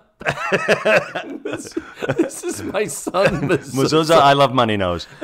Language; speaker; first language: English; native; English